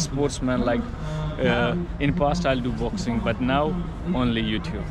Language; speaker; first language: English; non-native, learner; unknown